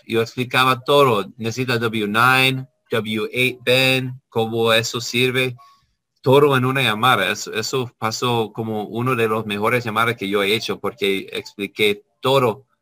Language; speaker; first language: Spanish; non-native, learner; English